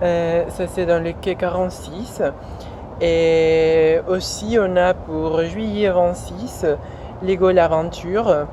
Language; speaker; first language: French; non-native, fluent; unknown